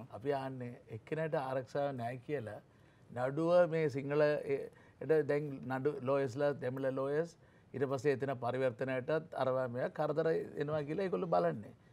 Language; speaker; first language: Sinhala; non-native, local second language; Tamil